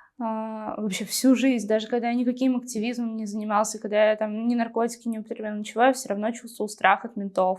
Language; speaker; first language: Russian; native; Russian